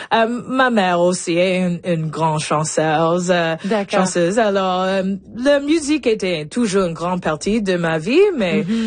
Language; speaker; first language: French; non-native, local second language; English